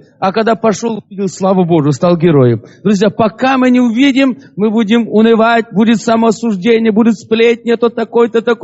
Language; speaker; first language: Russian; native; Russian